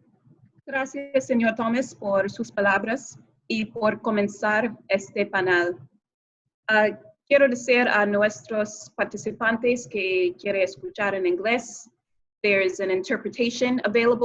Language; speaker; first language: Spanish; non-native, fluent; English